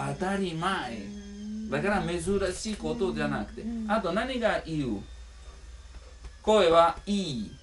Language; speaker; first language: Japanese; non-native, learner; Italian